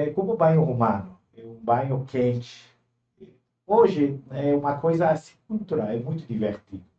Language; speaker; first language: Portuguese; non-native, fluent; Turkish